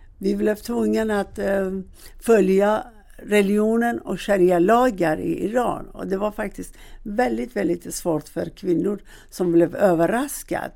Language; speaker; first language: Swedish; non-native, fluent; Persian